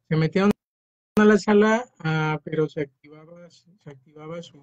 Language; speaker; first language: Spanish; native; Spanish